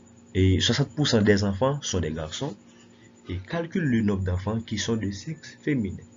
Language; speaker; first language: French; non-native, local second language; Haitian Creole